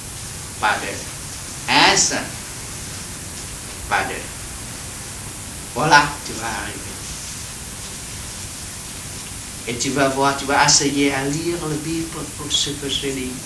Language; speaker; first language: French; non-native, learner; Vietnamese